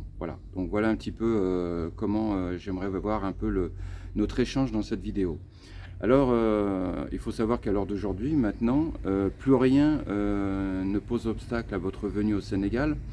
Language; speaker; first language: French; native; French